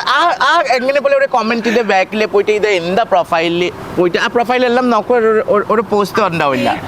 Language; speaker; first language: Malayalam; non-native, learner; Assamese